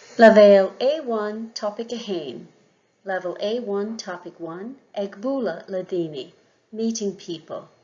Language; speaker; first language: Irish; non-native, local second language; English